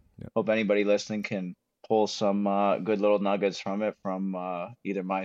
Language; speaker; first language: English; native; English